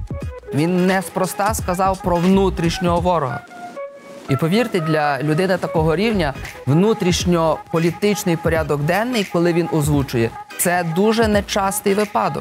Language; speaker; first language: Ukrainian; native; Ukrainian